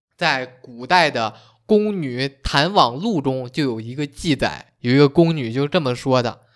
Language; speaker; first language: Chinese; native; Chinese